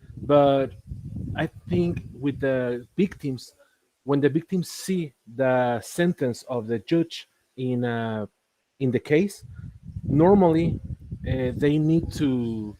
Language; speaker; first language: English; non-native, learner; Spanish